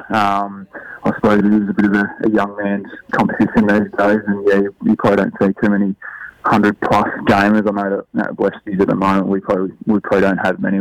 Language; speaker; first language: English; native; English